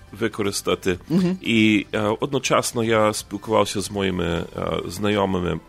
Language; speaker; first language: Ukrainian; early bilingual, heritage; Ukrainian